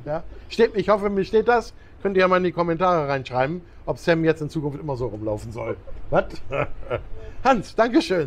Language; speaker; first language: German; native; German